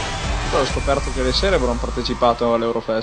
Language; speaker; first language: Italian; native; Italian